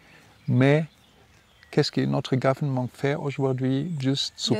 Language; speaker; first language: French; non-native, learner; German